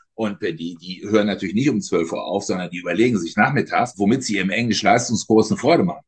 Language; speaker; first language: German; native; German